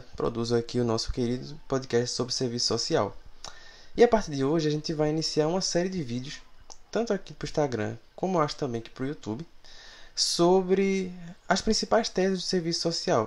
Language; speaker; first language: Portuguese; native; Portuguese